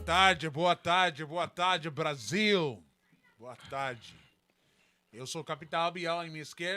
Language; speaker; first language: Portuguese; non-native, learner; Spanish